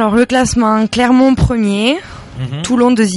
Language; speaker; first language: French; native; French